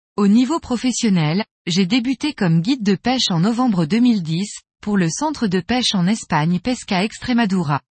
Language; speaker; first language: French; non-native, fluent; Spanish